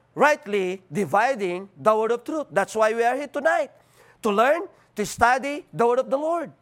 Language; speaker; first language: English; non-native, local second language; Filipino